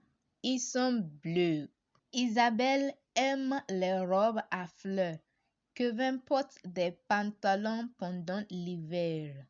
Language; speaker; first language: French; non-native, learner; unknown